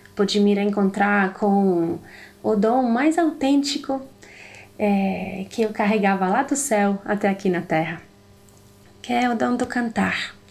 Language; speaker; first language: Portuguese; non-native, fluent; Italian